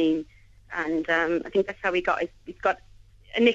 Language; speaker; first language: English; native; English